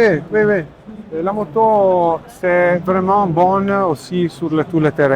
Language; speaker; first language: French; non-native, learner; Italian